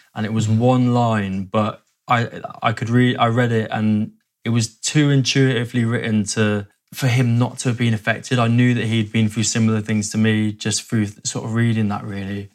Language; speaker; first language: English; native; English